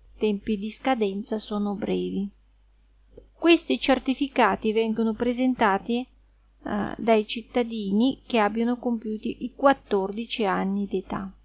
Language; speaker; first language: Italian; non-native, fluent; Russian